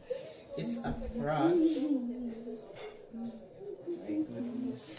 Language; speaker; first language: English; non-native, local second language; Filipino